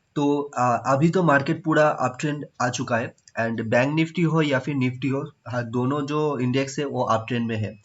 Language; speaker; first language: Hindi; non-native, local second language; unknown